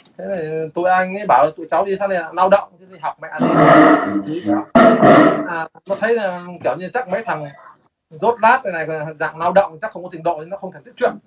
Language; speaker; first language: Vietnamese; native; Vietnamese